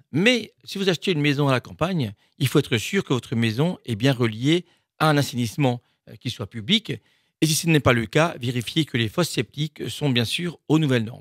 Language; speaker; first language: French; native; French